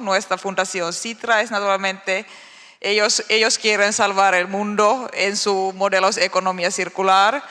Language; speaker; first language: Spanish; non-native, learner; Finnish